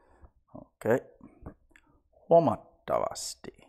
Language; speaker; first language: Finnish; non-native, learner; English